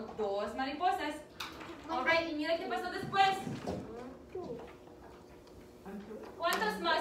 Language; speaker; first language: Spanish; early bilingual, heritage; Spanish